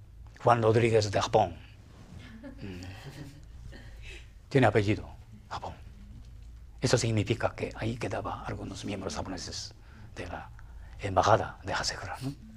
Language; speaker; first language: Spanish; non-native, fluent; Japanese